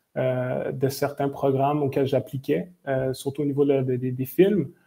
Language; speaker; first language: French; native; French